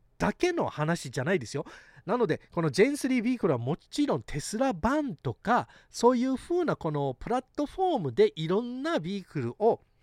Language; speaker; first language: Japanese; early bilingual, heritage; Japanese